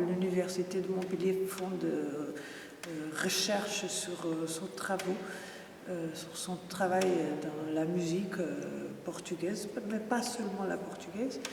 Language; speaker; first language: French; non-native, fluent; Portuguese